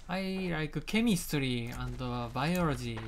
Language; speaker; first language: English; non-native, learner; Japanese